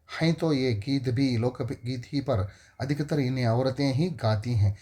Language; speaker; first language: Hindi; non-native, local second language; Telugu